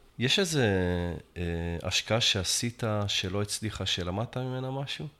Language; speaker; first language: Hebrew; native; Hebrew